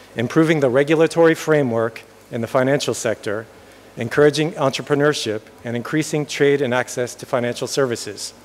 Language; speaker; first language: English; native; English